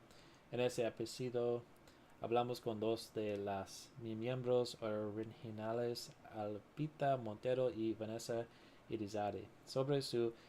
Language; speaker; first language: Spanish; non-native, learner; English